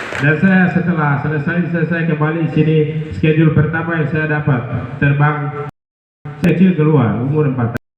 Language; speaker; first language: Indonesian; non-native, local second language; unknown